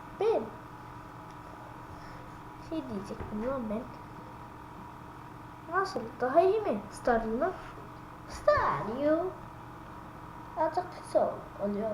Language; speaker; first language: Turkish; non-native, learner; Azerbaijani